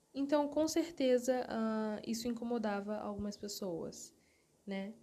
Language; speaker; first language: Portuguese; early bilingual, other home language; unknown